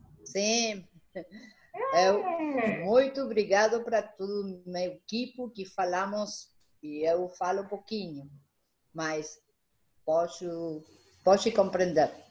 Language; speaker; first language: Portuguese; non-native, learner; Spanish